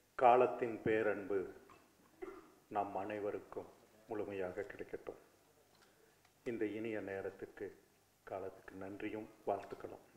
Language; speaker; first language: Tamil; native; Tamil